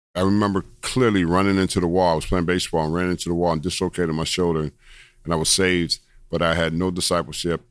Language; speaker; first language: English; native; English